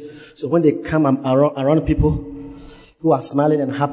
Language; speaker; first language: English; non-native, local second language; Akan